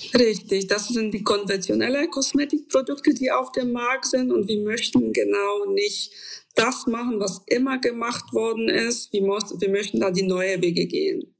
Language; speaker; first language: German; non-native, fluent; Polish